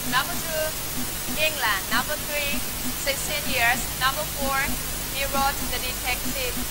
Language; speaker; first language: English; non-native, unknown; Thai